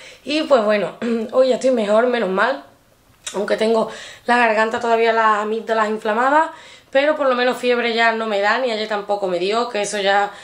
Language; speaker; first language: Spanish; native; Spanish